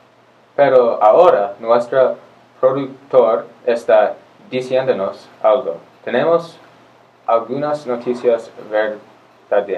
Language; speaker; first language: Spanish; non-native, learner; English